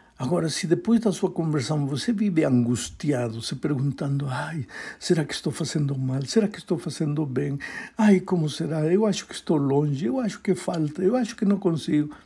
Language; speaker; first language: Portuguese; non-native, fluent; Spanish